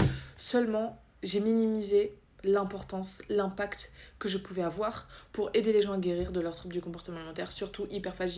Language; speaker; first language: French; native; French